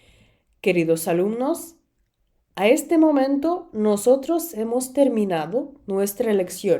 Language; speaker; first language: Spanish; non-native, fluent; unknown